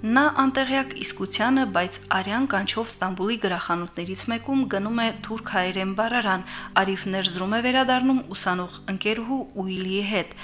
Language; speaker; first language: Armenian; native; Armenian